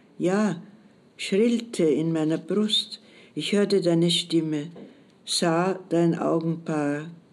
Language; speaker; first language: German; native; German